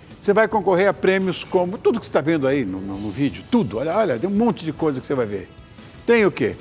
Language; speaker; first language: Portuguese; native; Portuguese